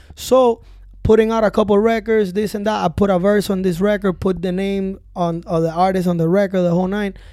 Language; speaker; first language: English; early bilingual, other home language; Spanish